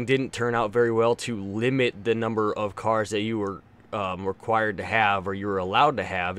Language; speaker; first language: English; native; English